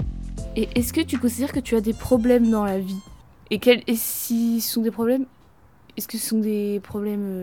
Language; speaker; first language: French; native; French